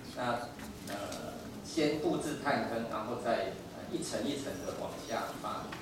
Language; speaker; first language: Chinese; native; Chinese